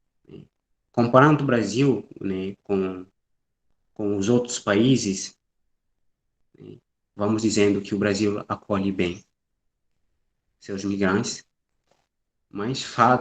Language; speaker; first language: Portuguese; non-native, local second language; Upper Guinea Crioulo